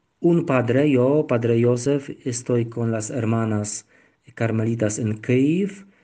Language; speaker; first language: Spanish; non-native, learner; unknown